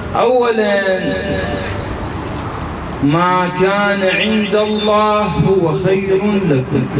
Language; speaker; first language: Arabic; native; Arabic